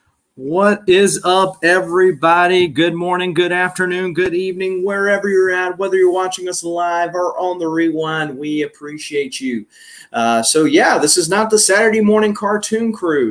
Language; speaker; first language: English; native; English